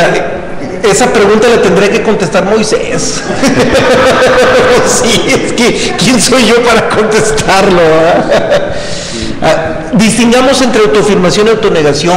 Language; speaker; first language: Spanish; native; Spanish